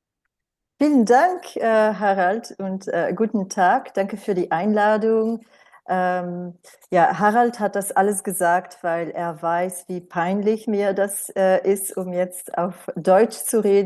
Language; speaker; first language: German; non-native, fluent; Romanian